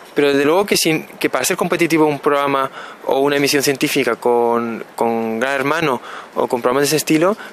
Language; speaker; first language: Spanish; native; Spanish